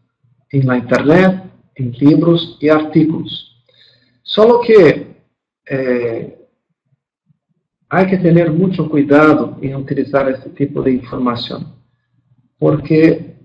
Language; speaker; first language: Spanish; non-native, fluent; Portuguese